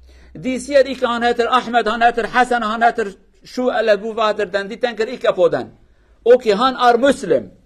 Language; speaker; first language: Norwegian; non-native, learner; Kurdish